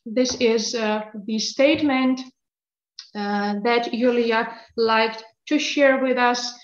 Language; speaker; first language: English; non-native, fluent; Lithuanian